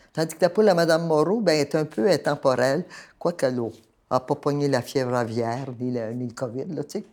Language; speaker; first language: French; native; French